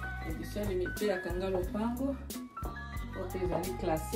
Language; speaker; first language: French; non-native, local second language; Swahili